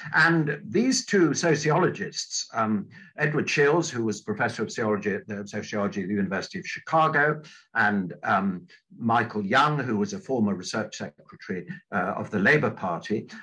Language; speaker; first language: English; native; English